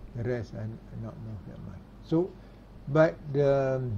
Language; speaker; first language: English; non-native, local second language; Malay